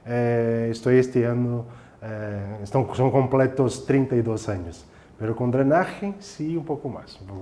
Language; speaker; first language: Spanish; non-native, fluent; Portuguese